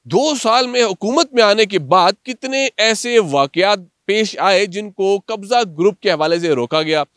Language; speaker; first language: Urdu; non-native, local second language; Punjabi